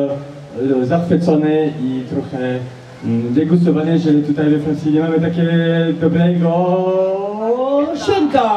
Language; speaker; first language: Polish; non-native, learner; French